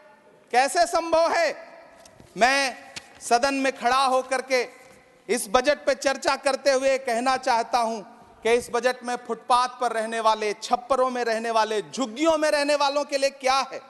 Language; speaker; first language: Hindi; native; Hindi